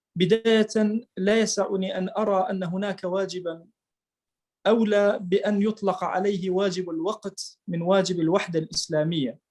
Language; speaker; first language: Arabic; non-native, local second language; Kurdish